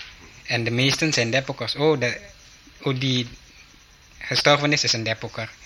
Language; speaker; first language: Dutch; early bilingual, heritage; Dutch